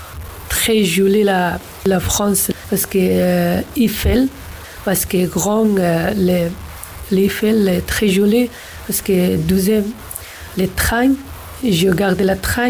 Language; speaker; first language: French; non-native, learner; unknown